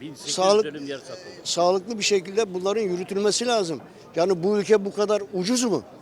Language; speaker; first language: Turkish; native; Turkish